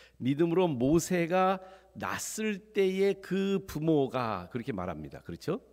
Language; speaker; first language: Korean; early bilingual, heritage; Korean